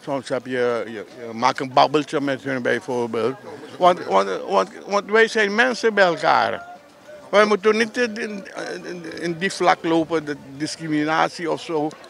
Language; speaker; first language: Dutch; non-native, local second language; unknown